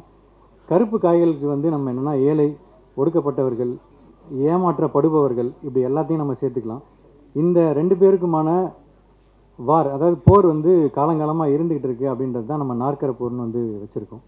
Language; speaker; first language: Tamil; native; Tamil